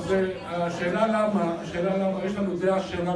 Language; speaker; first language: Hebrew; native; Hebrew